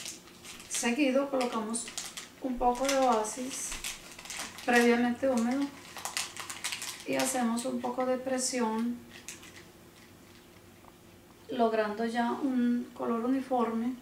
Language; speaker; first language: Spanish; native; Spanish